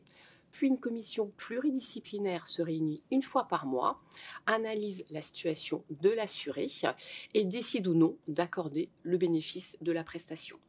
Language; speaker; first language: French; native; French